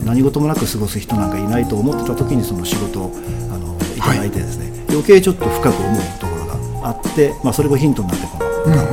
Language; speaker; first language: Japanese; native; Japanese